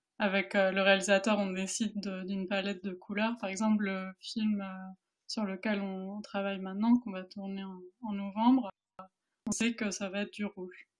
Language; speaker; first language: French; early bilingual, other home language; Spanish